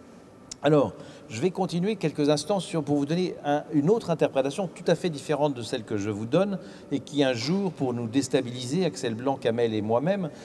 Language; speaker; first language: French; native; French